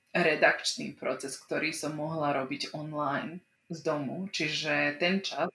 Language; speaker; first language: Slovak; early bilingual, heritage; Slovak